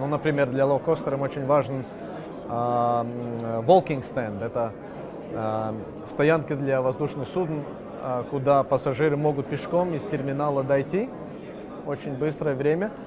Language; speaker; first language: Russian; non-native, local second language; Latvian